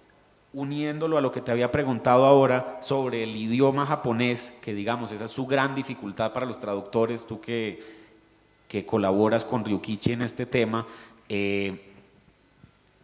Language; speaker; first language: Spanish; native; Spanish